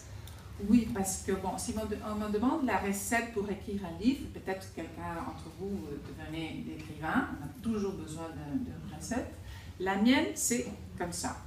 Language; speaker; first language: French; non-native, fluent; Spanish